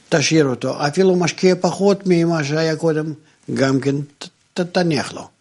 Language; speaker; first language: Hebrew; non-native, fluent; Russian